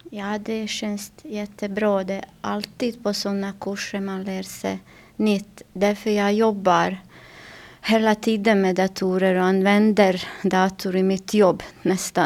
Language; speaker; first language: Swedish; non-native, learner; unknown